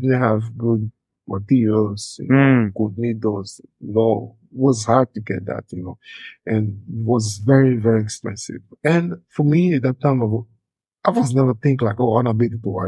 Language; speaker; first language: English; non-native, fluent; Portuguese